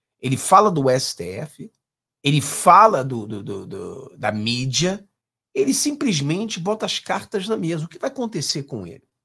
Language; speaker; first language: Portuguese; native; Portuguese